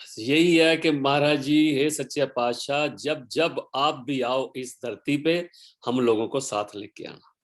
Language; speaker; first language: Hindi; non-native, local second language; Punjabi